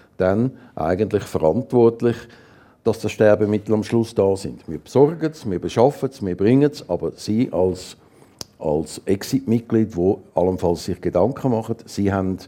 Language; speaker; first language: German; native; German